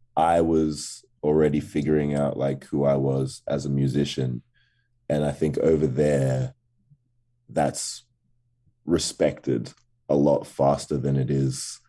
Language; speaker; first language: English; native; English